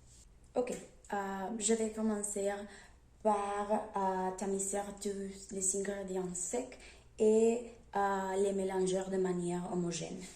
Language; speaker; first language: French; non-native, learner; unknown